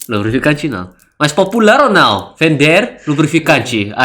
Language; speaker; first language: Portuguese; non-native, learner; Indonesian